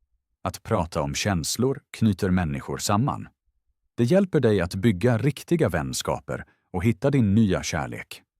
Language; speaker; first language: Swedish; non-native, fluent; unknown